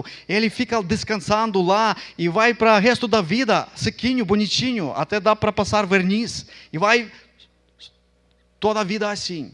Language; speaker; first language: Portuguese; non-native, fluent; Ukrainian